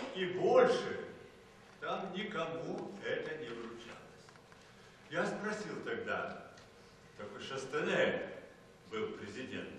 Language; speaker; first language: Russian; native; Russian